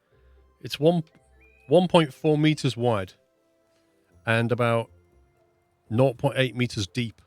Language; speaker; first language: English; native; English